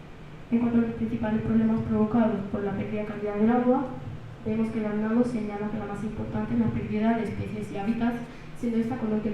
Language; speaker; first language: Spanish; early bilingual, other home language; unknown